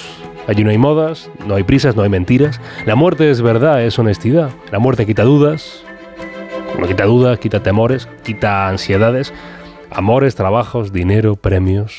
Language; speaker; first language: Spanish; native; Spanish